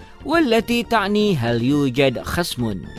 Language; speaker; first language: Arabic; non-native, fluent; Indonesian